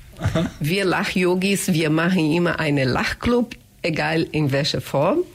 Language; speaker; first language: German; non-native, fluent; Portuguese